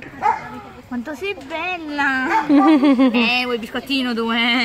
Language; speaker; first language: Italian; native; Italian